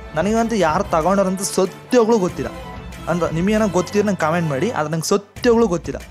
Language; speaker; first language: Kannada; non-native, local second language; Tamil